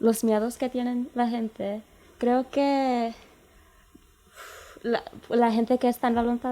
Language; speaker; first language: Spanish; non-native, learner; English